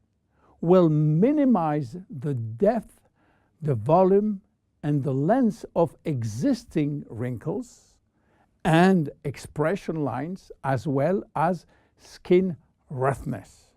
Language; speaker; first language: English; non-native, fluent; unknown